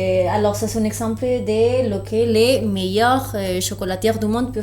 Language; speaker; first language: French; non-native, fluent; Spanish